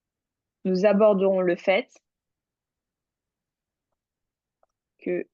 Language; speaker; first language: French; native; French